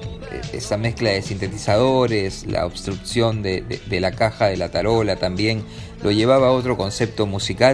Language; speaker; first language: Spanish; native; Spanish